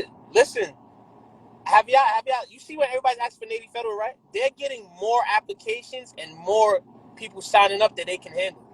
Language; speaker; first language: English; native; English